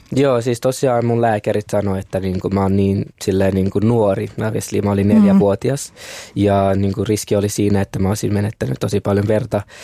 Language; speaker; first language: Finnish; early bilingual, other home language; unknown